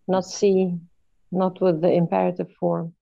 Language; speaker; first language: English; non-native, learner; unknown